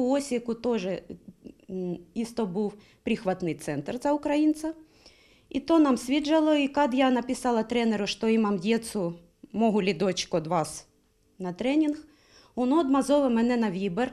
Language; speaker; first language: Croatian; non-native, learner; Ukrainian